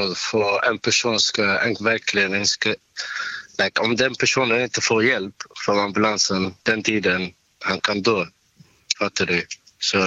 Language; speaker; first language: Swedish; non-native, learner; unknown